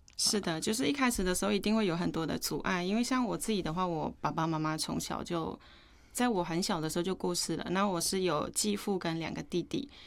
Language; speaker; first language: Chinese; non-native, fluent; Thai